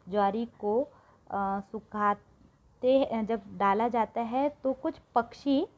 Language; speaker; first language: Hindi; non-native, local second language; Marathi